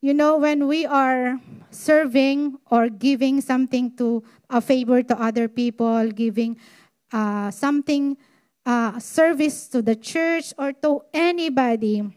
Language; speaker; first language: English; non-native, local second language; Filipino